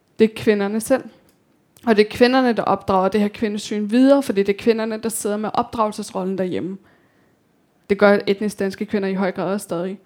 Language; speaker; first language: Danish; early bilingual, other home language; Persian